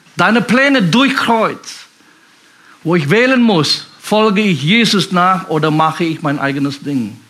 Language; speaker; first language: German; non-native, fluent; Indonesian